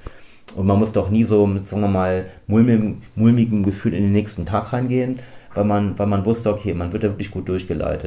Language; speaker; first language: German; native; German